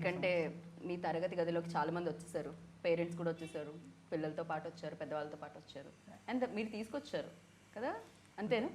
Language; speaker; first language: Telugu; native; Telugu